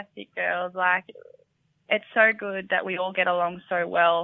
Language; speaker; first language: English; native; English